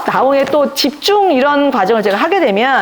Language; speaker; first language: Korean; native; Korean